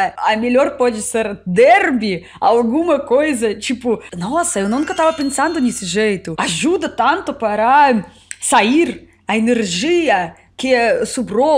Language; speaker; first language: Portuguese; non-native, learner; Russian